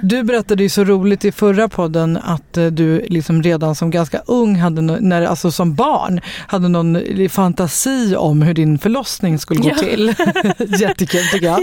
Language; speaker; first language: Swedish; native; Swedish